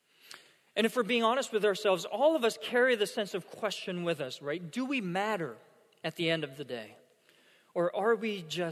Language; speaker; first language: English; non-native, fluent; Korean